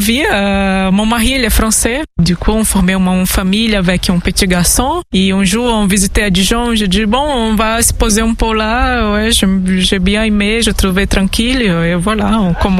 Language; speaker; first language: French; non-native, learner; Portuguese